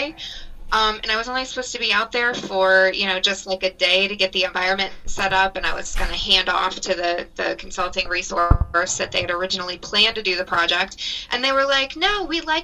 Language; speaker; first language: English; native; English